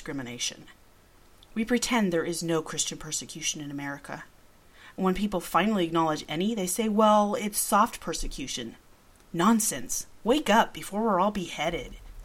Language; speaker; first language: English; early bilingual, other home language; Spanish